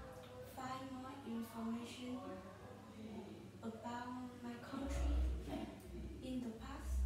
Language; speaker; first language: English; non-native, learner; Vietnamese